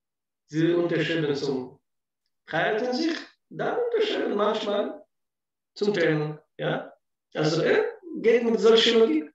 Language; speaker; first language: German; non-native, fluent; Russian